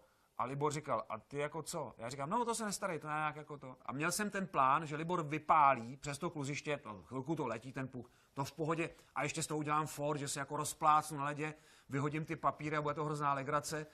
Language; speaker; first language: Czech; native; Czech